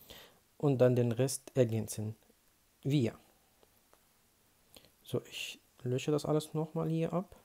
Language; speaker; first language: German; non-native, fluent; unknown